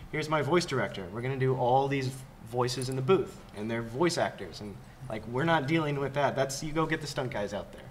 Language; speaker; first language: English; native; English